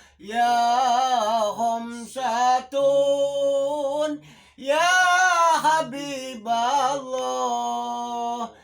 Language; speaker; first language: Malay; non-native, local second language; Javanese